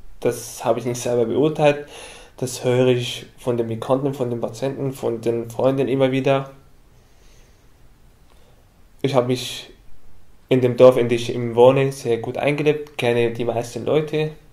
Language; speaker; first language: German; non-native, local second language; Arabic